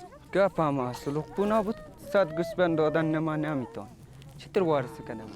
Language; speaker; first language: Persian; non-native, local second language; Kyrgyz